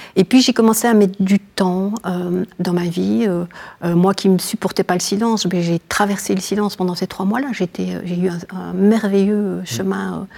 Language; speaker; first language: French; native; French